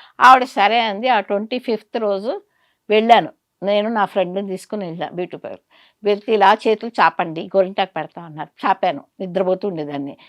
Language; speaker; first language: Telugu; native; Telugu